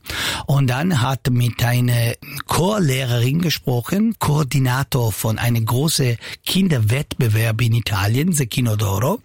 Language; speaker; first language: German; non-native, local second language; Italian